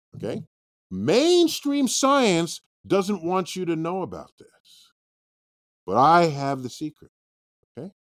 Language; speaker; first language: English; native; English